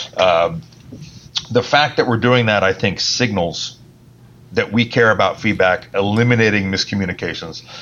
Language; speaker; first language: English; native; English